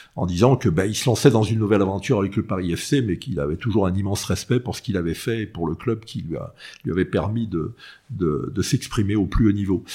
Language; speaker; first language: French; native; French